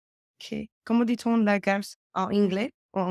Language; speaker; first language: French; non-native, learner; English